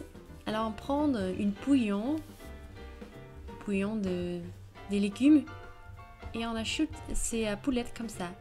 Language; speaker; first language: French; non-native, fluent; Danish